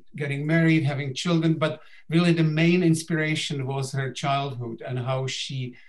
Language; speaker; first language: English; non-native, fluent; Czech